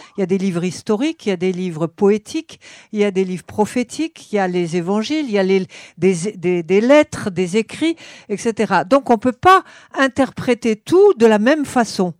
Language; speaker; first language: French; native; French